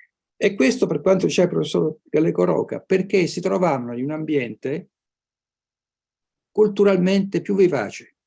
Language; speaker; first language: Italian; native; Italian